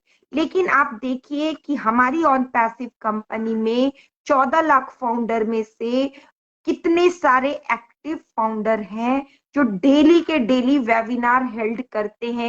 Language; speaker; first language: Hindi; native; Hindi